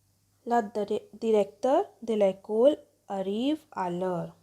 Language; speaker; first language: French; non-native, fluent; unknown